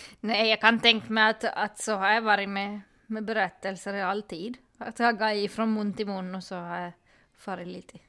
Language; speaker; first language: Swedish; native; Swedish